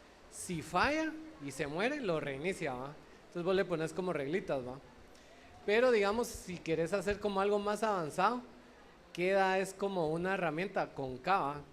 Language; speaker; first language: Spanish; native; Spanish